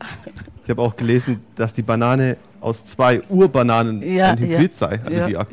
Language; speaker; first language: German; native; German